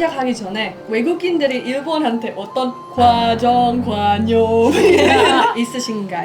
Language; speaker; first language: Korean; non-native, learner; Indonesian